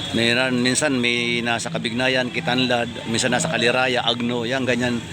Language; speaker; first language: Filipino; native; Filipino